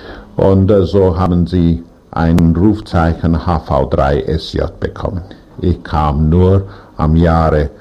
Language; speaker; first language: German; non-native, learner; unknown